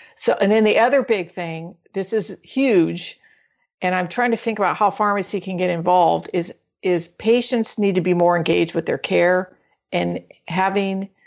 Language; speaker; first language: English; native; English